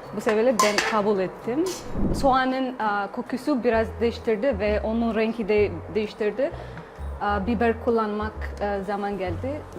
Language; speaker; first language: Turkish; non-native, learner; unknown